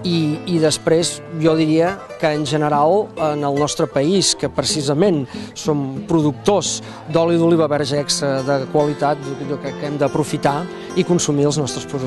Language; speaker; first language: Catalan; native; Catalan